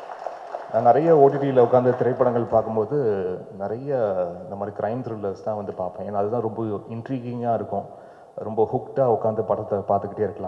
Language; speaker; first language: Tamil; native; Tamil